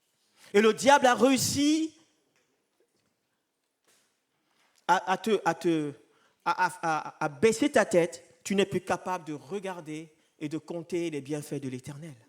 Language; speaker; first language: French; native; French